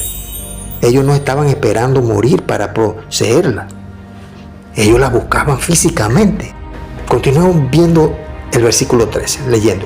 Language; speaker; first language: Spanish; native; Spanish